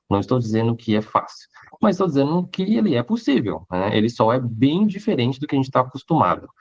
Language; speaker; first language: Portuguese; early bilingual, other home language; Hakka Chinese